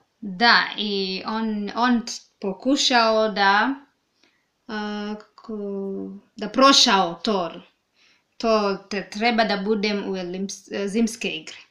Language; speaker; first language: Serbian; non-native, learner; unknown